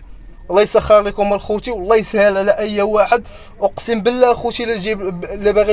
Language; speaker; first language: Arabic; native; Arabic